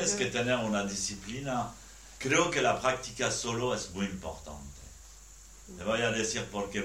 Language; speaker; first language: Spanish; non-native, learner; French